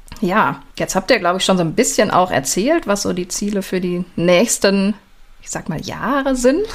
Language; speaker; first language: German; native; German